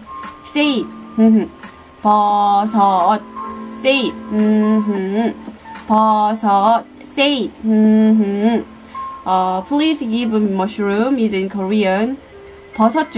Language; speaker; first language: English; non-native, learner; Korean